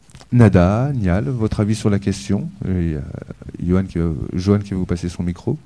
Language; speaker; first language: French; native; French